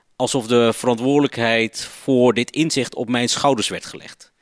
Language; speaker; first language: Dutch; native; Dutch